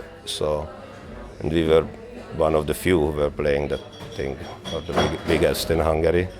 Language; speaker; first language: English; non-native, fluent; Hungarian